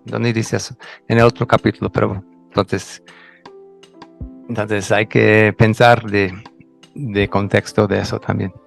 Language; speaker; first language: Spanish; non-native, fluent; English